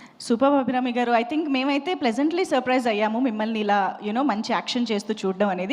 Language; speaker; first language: Telugu; native; Telugu